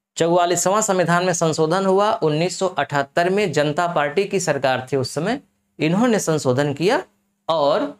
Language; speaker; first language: Hindi; native; Hindi